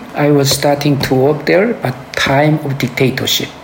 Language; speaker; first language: English; early bilingual, other home language; Korean